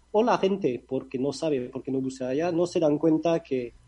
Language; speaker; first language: Spanish; non-native, fluent; French